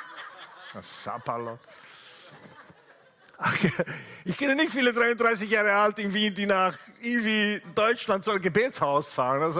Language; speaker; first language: German; non-native, fluent; Italian